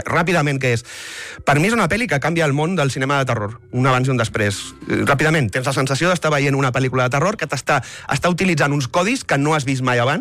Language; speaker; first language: Catalan; native; Catalan